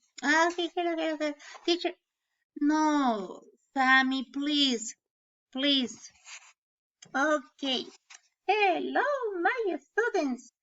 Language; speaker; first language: English; non-native, learner; Spanish